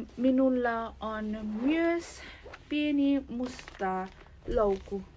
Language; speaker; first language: Finnish; non-native, learner; Nepali